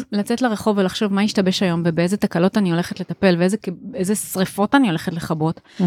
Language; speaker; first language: Hebrew; native; Hebrew